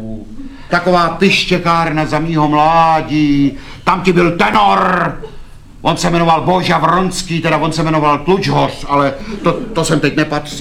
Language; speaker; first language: Czech; native; Czech